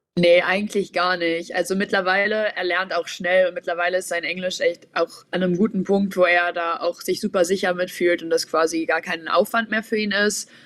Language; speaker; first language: German; native; German